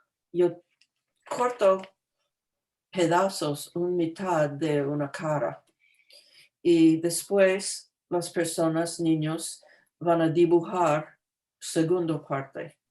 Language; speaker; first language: Spanish; non-native, fluent; English